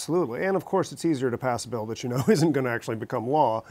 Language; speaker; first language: English; native; English